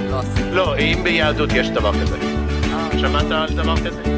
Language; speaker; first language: Hebrew; non-native, fluent; English